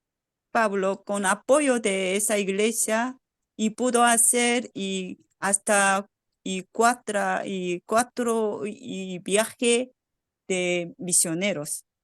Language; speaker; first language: Spanish; non-native, fluent; Korean